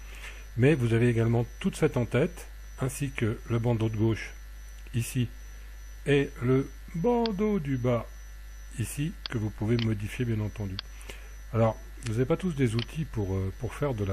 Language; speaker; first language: French; native; French